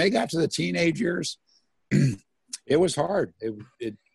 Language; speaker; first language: English; native; English